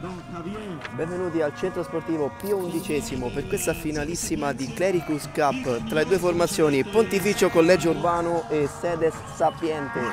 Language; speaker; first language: Italian; native; Italian